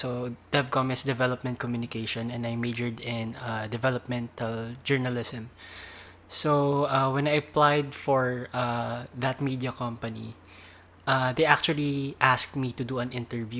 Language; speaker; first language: English; non-native, local second language; Cebuano